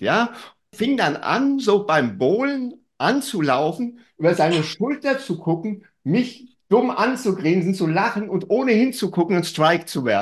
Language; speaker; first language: German; native; German